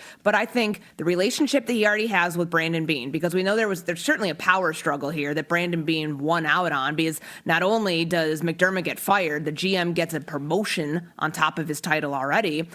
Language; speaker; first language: English; native; English